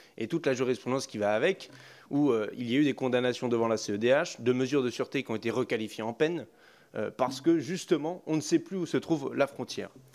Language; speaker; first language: French; native; French